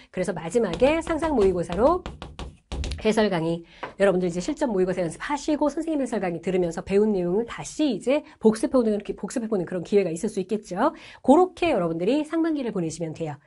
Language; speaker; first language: Korean; native; Korean